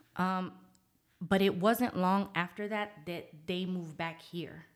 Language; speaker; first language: English; native; English